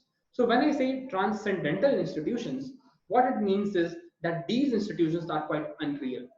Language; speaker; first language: English; non-native, local second language; Hindi